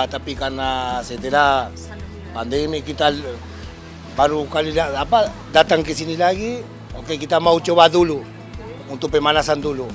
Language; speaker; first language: Indonesian; non-native, fluent; Spanish